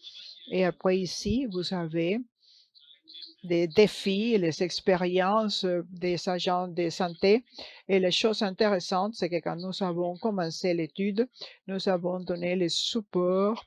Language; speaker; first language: French; non-native, learner; English